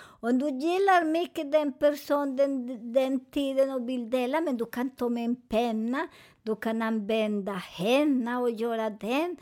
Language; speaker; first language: Swedish; non-native, fluent; Spanish